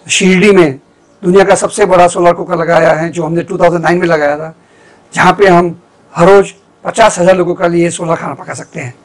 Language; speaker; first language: Hindi; non-native, fluent; Gujarati